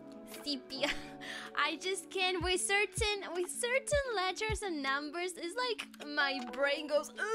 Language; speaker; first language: English; non-native, fluent; Spanish